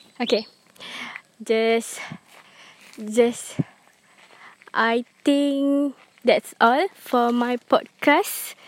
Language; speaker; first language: English; non-native, learner; Malay